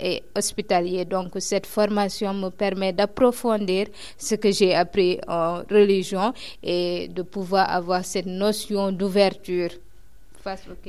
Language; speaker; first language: French; non-native, local second language; Wolof